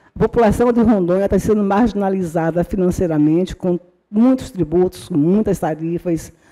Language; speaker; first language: Portuguese; native; Portuguese